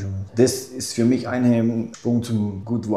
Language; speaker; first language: German; non-native, fluent; Italian